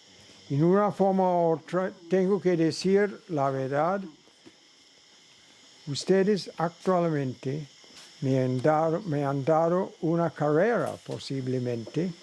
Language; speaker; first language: Spanish; non-native, learner; English